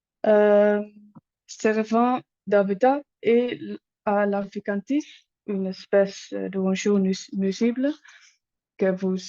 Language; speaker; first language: French; non-native, learner; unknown